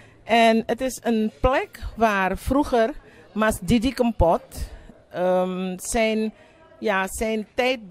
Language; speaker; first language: Dutch; non-native, local second language; Javanese